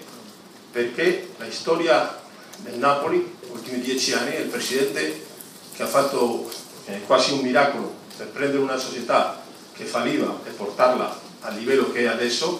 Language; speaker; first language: Italian; non-native, fluent; Spanish